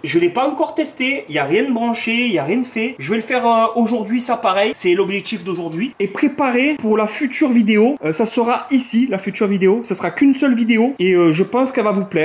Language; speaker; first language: French; native; French